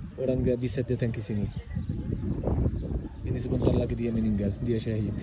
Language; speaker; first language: Indonesian; non-native, fluent; Arabic